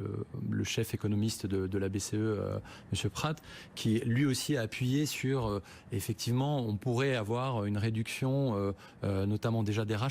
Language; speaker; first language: French; native; French